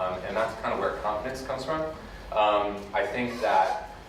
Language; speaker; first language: English; native; English